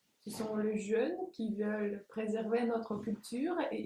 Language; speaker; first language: French; non-native, fluent; Russian